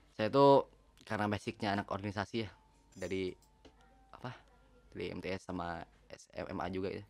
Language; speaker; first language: Indonesian; non-native, local second language; Sundanese